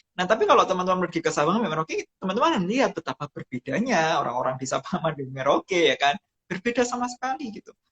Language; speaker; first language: Indonesian; non-native, local second language; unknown